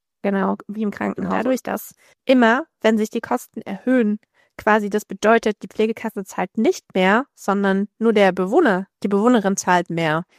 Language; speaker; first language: German; native; German